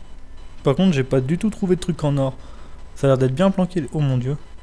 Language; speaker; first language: French; native; French